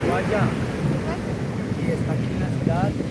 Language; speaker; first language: Spanish; non-native, learner; Turkish